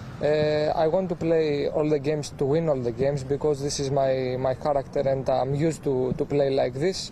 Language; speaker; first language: English; non-native, fluent; Greek